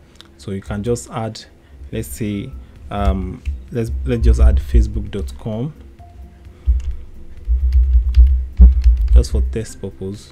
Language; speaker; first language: English; native; English